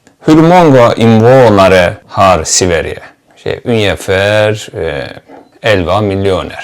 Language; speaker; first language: Swedish; non-native, fluent; Turkish